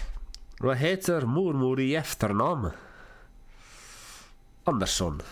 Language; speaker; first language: Swedish; non-native, learner; English